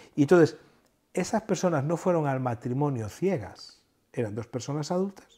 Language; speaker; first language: Spanish; native; Spanish